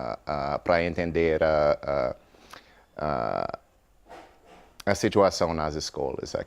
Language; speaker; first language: Portuguese; non-native, fluent; English